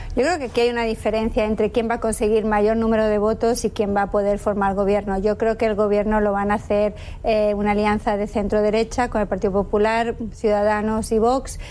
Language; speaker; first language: Spanish; native; Spanish